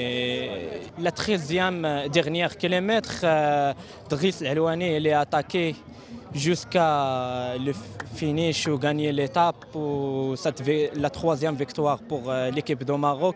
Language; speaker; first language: French; non-native, learner; Arabic